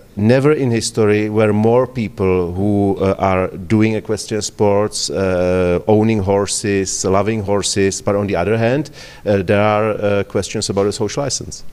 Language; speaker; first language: English; non-native, fluent; Czech